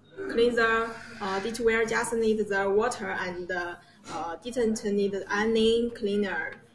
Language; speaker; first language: English; non-native, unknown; Chinese